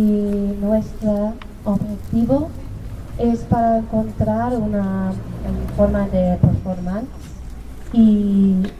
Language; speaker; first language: Spanish; non-native, learner; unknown